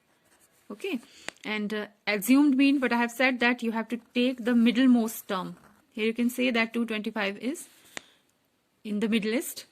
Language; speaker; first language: English; non-native, local second language; Hindi